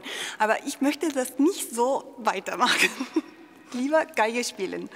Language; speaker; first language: German; non-native, fluent; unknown